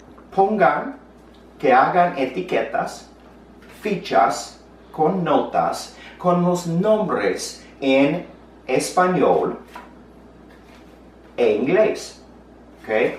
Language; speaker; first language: Spanish; non-native, fluent; English